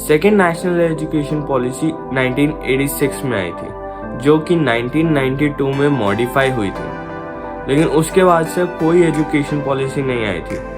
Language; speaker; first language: Hindi; native; Hindi